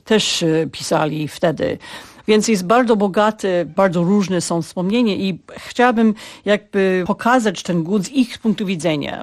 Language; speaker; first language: Polish; non-native, fluent; English